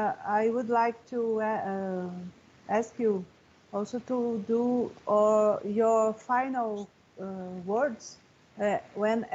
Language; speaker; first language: English; non-native, learner; Portuguese